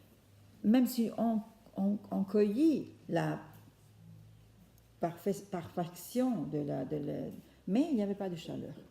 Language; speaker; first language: French; non-native, fluent; Italian